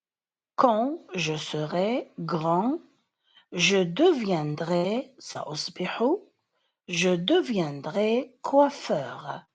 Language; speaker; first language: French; non-native, fluent; Arabic